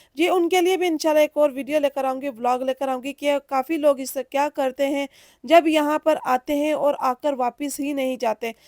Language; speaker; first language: Urdu; native; Urdu